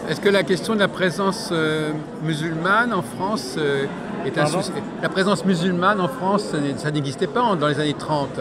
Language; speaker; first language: French; native; French